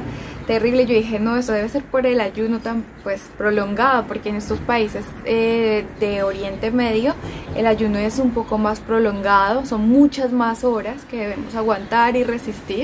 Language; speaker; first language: Spanish; native; Spanish